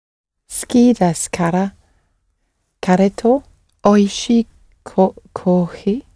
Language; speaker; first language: Japanese; non-native, learner; English